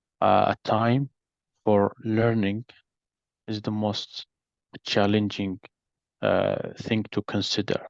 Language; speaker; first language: English; non-native, learner; Arabic